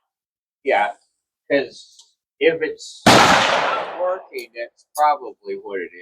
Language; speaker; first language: English; native; English